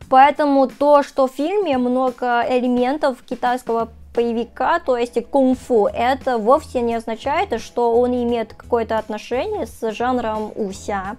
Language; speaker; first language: Russian; non-native, fluent; Chinese